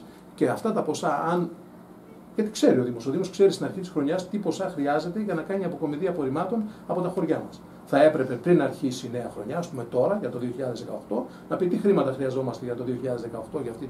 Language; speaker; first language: Greek; native; Greek